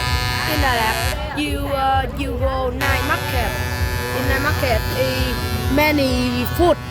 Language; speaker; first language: English; non-native, learner; Vietnamese